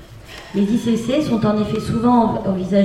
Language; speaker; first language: French; native; French